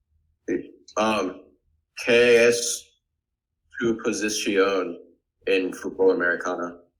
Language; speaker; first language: Spanish; non-native, learner; English